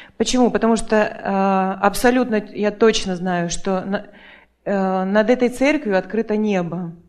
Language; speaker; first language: Russian; native; Russian